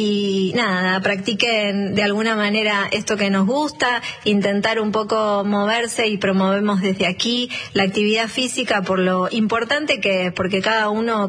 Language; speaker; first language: Spanish; native; Spanish